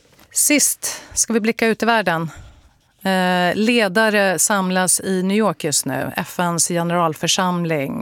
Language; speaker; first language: Swedish; native; Swedish